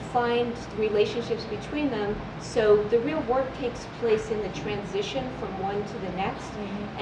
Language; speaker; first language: English; native; English